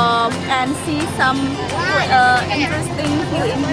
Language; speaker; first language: English; non-native, local second language; Indonesian